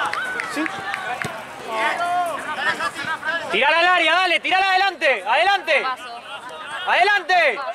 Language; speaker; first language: Spanish; native; Spanish